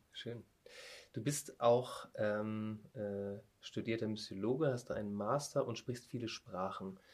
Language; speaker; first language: German; native; German